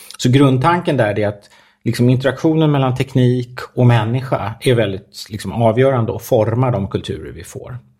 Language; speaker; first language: Swedish; native; Swedish